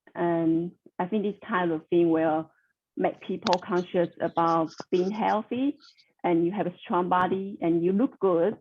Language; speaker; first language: English; non-native, learner; Chinese